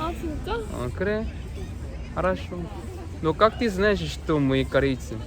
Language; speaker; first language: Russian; non-native, learner; Korean